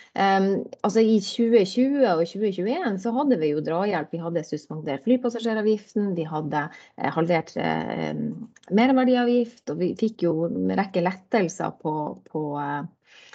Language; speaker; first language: Norwegian; native; Norwegian